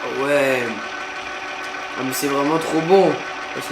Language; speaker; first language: French; native; French